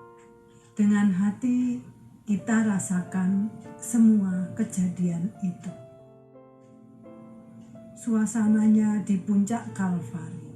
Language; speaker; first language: Indonesian; native; Indonesian